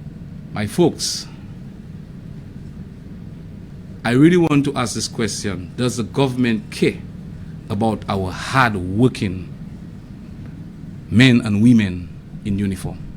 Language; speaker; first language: English; non-native, local second language; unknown